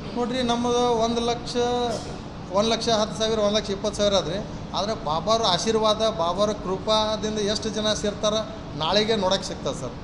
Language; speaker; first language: Kannada; non-native, local second language; Lambadi